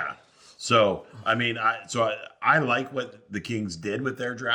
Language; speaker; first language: English; native; English